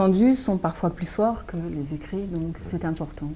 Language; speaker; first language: French; native; French